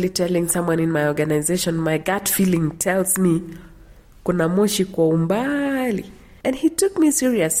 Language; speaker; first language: English; non-native, local second language; Kalenjin